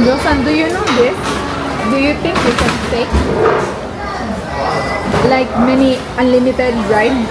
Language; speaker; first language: English; non-native, local second language; Filipino